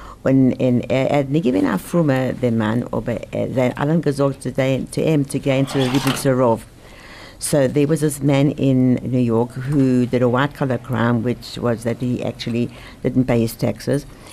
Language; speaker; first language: English; native; English